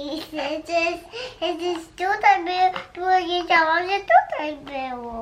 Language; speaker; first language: Polish; early bilingual, heritage; Polish